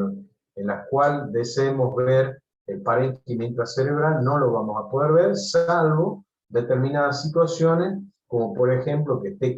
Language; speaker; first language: Spanish; native; Spanish